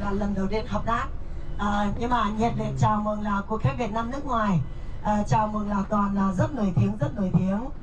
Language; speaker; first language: Vietnamese; non-native, fluent; Chinese